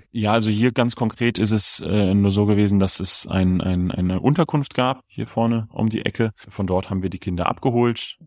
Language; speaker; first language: German; native; German